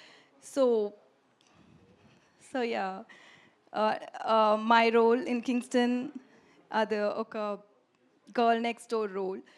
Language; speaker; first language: Telugu; non-native, learner; Tamil